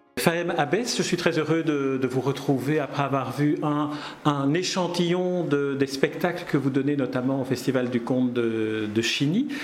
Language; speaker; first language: French; native; French